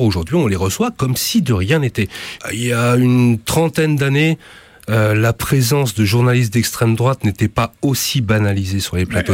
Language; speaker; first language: French; native; French